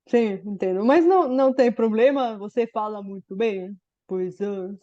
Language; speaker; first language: Portuguese; non-native, fluent; Bulgarian